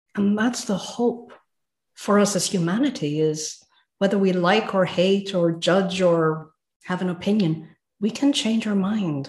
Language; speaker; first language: English; native; English